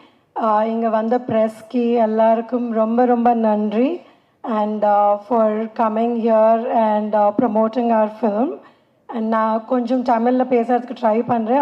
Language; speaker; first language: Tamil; non-native, learner; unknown